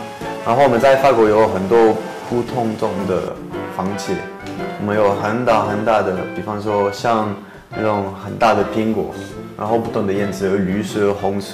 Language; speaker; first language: Chinese; non-native, fluent; French